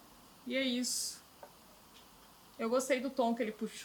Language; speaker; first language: Portuguese; native; Portuguese